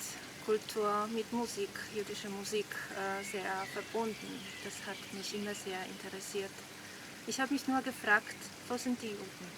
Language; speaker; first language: German; non-native, fluent; Polish